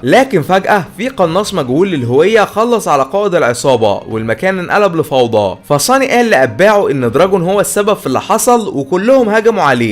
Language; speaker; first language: Arabic; native; Arabic